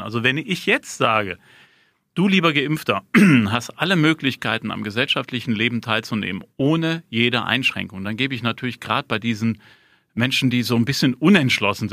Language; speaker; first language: German; native; German